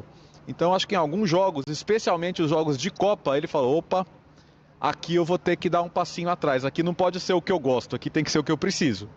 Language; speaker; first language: Portuguese; native; Portuguese